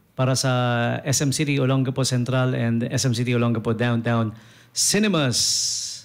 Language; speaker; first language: Filipino; native; Filipino